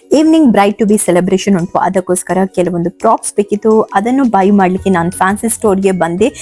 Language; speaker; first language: Kannada; non-native, local second language; Tulu